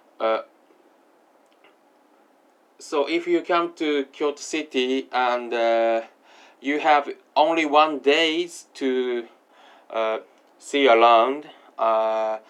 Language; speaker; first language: English; non-native, learner; Japanese